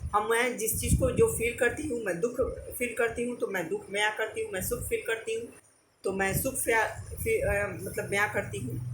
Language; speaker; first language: Hindi; native; Hindi